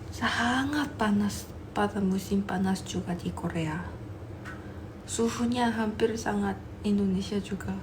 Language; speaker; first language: Indonesian; non-native, fluent; Korean